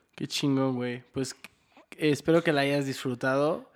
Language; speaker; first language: Spanish; early bilingual, heritage; Spanish